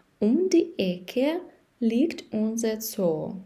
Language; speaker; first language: German; non-native, fluent; Ukrainian